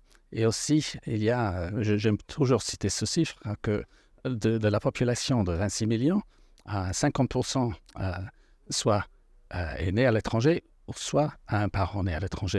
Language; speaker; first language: French; non-native, fluent; English